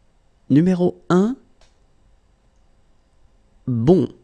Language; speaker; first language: French; native; French